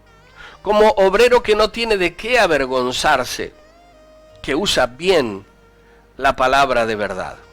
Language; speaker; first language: Spanish; native; Spanish